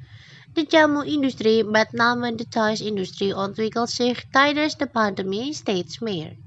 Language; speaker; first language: Dutch; non-native, fluent; Indonesian